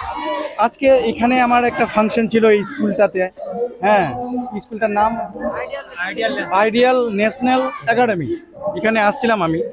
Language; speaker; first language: Bangla; non-native, local second language; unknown